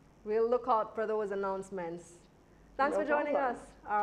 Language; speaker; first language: English; native; English